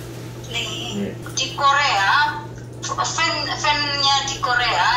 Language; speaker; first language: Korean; non-native, fluent; Indonesian